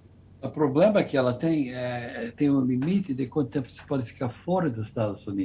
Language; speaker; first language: Portuguese; non-native, fluent; English